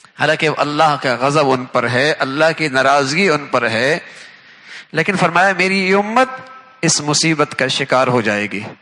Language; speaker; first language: Urdu; native; Urdu